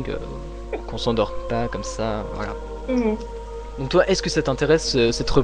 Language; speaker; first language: French; native; French